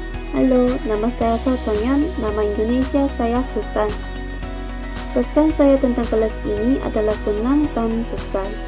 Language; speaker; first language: Indonesian; non-native, fluent; Korean